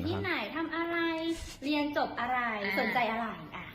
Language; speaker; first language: Thai; native; Thai